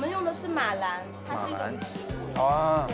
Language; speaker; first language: Chinese; native; Chinese